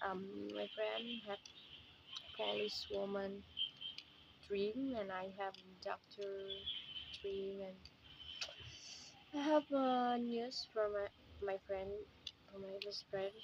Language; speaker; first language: English; non-native, learner; Indonesian